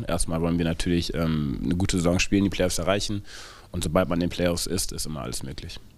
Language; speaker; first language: German; native; German